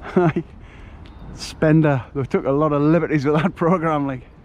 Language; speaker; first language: English; native; English